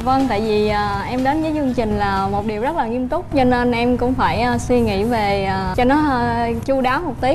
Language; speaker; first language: Vietnamese; native; Vietnamese